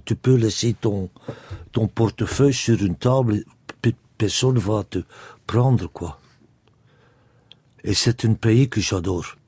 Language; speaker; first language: French; non-native, local second language; Dutch